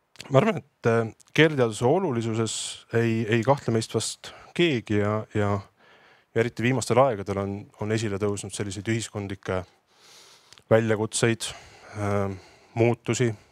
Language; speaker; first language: Estonian; native; Estonian